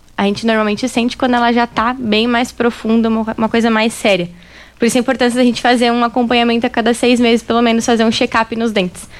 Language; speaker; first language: Portuguese; native; Portuguese